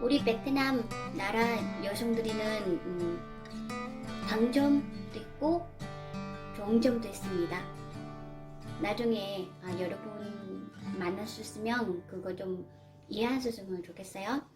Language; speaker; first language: Korean; non-native, learner; Vietnamese